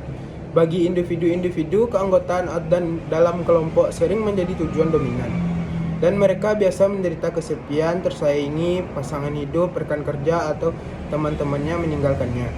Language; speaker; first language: Indonesian; native; Indonesian